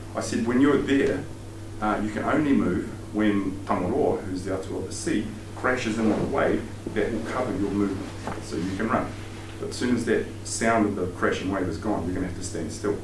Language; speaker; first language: English; native; English